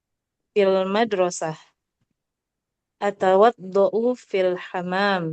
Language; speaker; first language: Arabic; non-native, learner; Indonesian